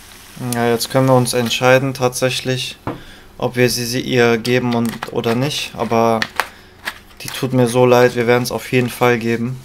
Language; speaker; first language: German; native; German